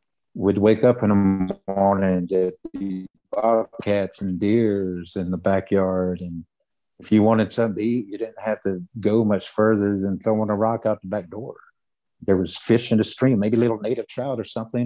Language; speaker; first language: English; early bilingual, other home language; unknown